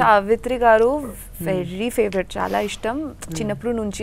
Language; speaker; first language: Telugu; non-native, learner; Bangla